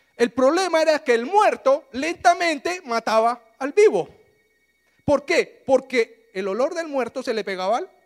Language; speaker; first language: Spanish; native; Spanish